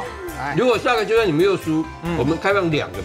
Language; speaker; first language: Chinese; native; Chinese